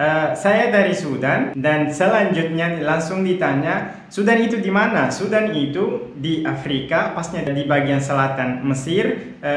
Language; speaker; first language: Indonesian; non-native, fluent; Arabic